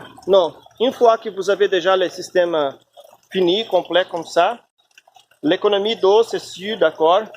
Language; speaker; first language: French; non-native, fluent; Portuguese